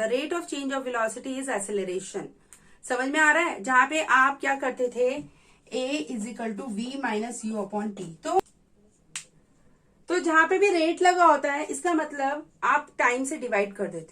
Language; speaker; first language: Hindi; native; Hindi